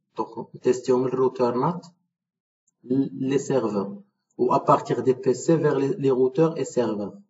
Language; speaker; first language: French; non-native, local second language; Arabic